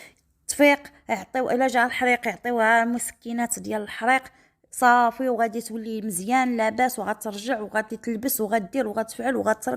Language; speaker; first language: Arabic; native; Arabic